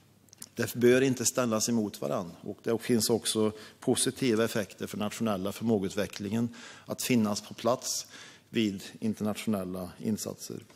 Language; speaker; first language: Swedish; native; Swedish